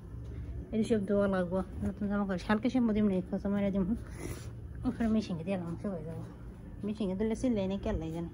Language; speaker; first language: Arabic; non-native, learner; Bangla